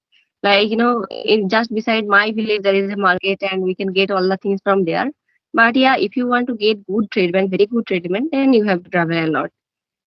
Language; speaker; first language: English; non-native, learner; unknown